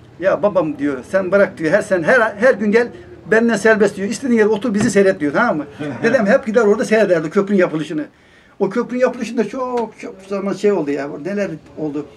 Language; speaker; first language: Turkish; native; Turkish